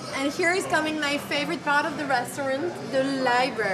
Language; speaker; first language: English; non-native, fluent; French